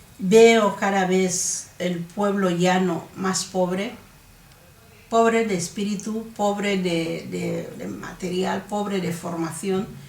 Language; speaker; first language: Spanish; non-native, local second language; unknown